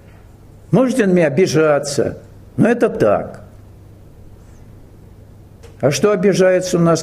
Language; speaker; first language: Russian; native; Russian